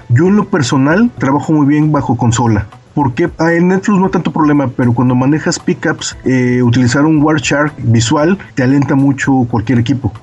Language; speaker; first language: Spanish; native; Spanish